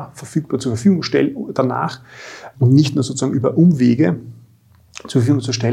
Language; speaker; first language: German; native; German